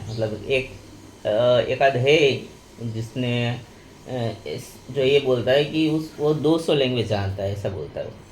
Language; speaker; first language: Hindi; native; Hindi